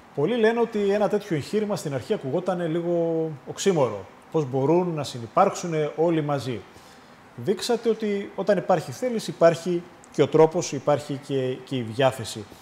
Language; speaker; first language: Greek; native; Greek